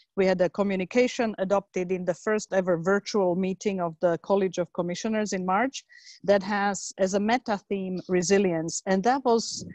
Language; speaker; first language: English; non-native, fluent; Slovak